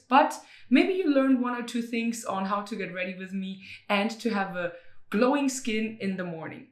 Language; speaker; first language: English; non-native, fluent; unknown